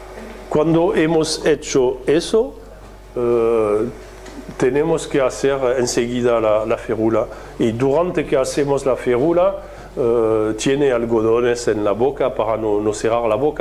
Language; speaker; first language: Spanish; non-native, fluent; French